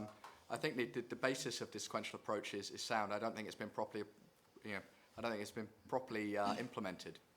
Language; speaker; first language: English; native; English